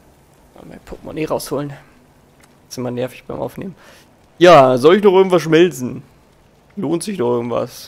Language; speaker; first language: German; native; German